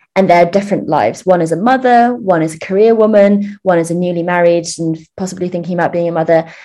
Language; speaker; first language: English; early bilingual, other home language; Chinese